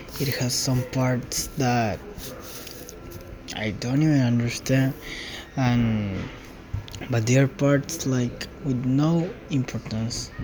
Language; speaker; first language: English; non-native, learner; Spanish